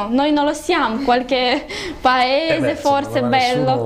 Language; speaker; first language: Italian; non-native, learner; Russian